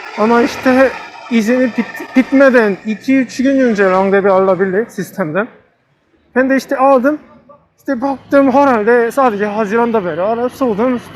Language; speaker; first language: Turkish; non-native, learner; Korean